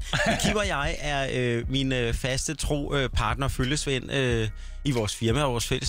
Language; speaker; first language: Danish; native; Danish